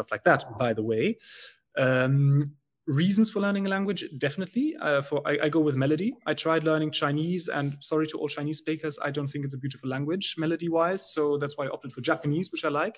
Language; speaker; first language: English; non-native, fluent; German